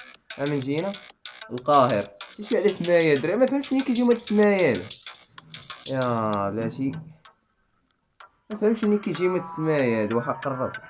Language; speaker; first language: Arabic; native; Arabic